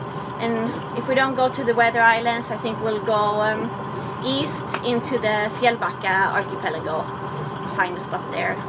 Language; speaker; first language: English; non-native, fluent; Swedish